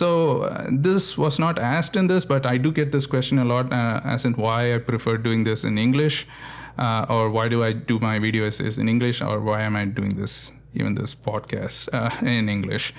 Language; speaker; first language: English; non-native, local second language; Tamil